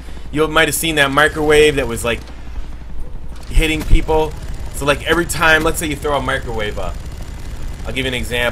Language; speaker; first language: English; native; English